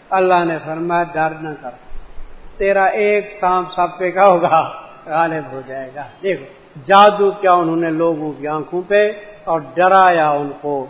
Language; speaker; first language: Urdu; non-native, local second language; Sindhi